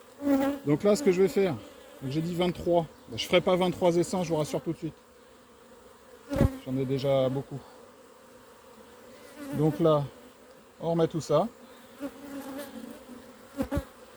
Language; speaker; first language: French; native; French